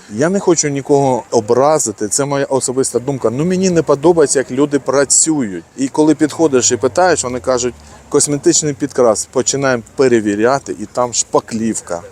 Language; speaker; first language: Ukrainian; non-native, local second language; Russian